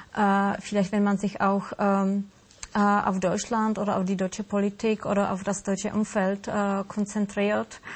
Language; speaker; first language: German; non-native, fluent; Czech